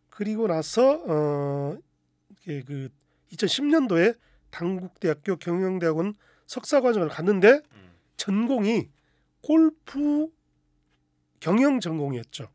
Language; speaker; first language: Korean; native; Korean